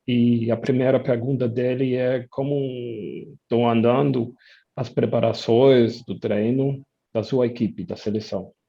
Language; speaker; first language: Portuguese; non-native, fluent; German